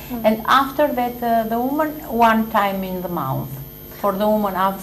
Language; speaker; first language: English; non-native, learner; Albanian